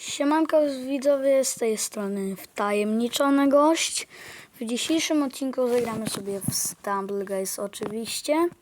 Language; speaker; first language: Polish; native; Polish